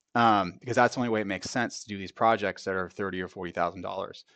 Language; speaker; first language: English; native; English